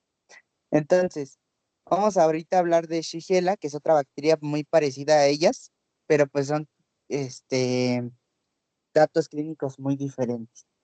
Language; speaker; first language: Spanish; native; Spanish